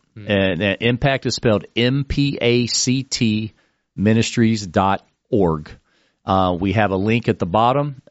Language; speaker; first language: English; native; English